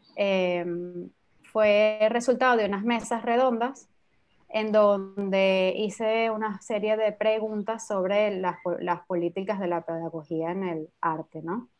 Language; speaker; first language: Spanish; native; Spanish